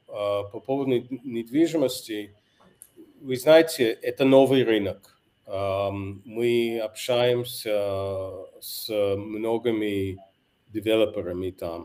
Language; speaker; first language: Russian; non-native, fluent; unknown